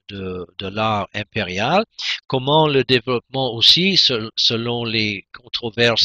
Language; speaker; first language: French; non-native, fluent; English